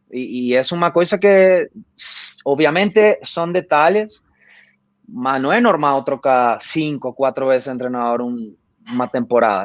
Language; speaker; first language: Portuguese; non-native, fluent; Spanish